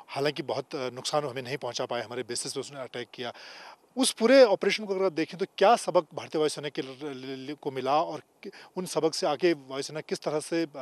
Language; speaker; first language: Hindi; native; Hindi